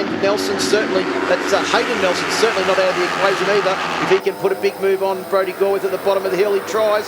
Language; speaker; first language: English; native; English